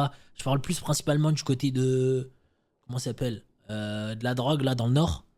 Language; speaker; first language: French; native; French